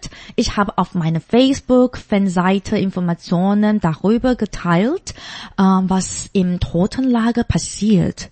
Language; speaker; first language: German; non-native, fluent; Chinese